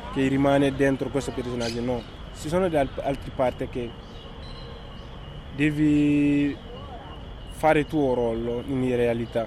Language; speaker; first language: Italian; non-native, learner; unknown